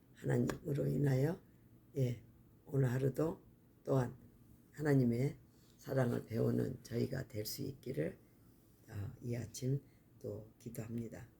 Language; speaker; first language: Korean; native; Korean